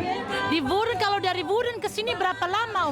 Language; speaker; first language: Indonesian; native; Indonesian